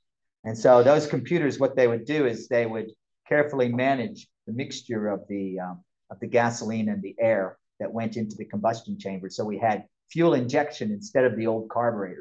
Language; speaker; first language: English; native; English